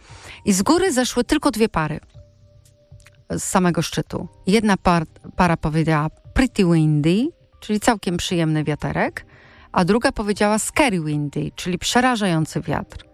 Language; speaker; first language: Polish; native; Polish